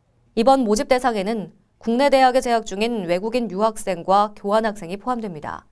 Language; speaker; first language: Korean; native; Korean